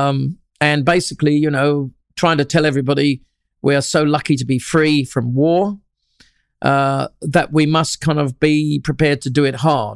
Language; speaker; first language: English; native; English